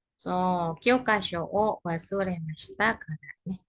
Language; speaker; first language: Japanese; non-native, fluent; Indonesian